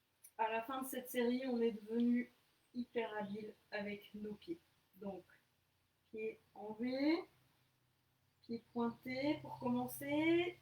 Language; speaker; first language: French; native; French